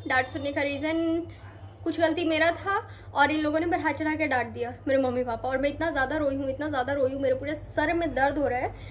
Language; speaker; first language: Hindi; native; Hindi